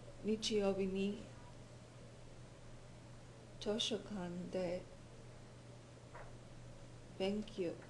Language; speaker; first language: Japanese; non-native, learner; English